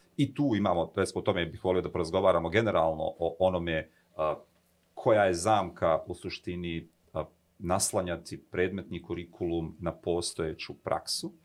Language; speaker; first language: Bosnian; native; Bosnian